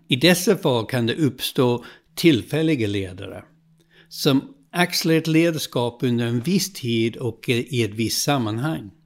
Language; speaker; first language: Swedish; non-native, fluent; English